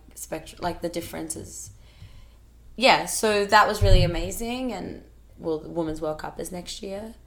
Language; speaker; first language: English; native; English